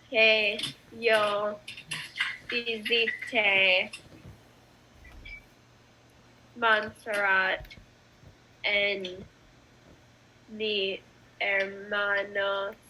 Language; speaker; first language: Spanish; non-native, learner; English